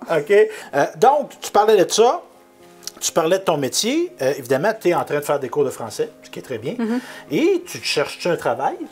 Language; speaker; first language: French; native; French